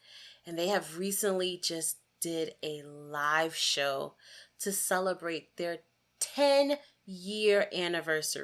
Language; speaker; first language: English; native; English